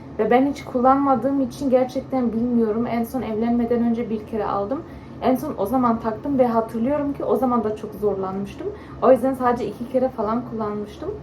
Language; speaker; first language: Turkish; early bilingual, heritage; Turkish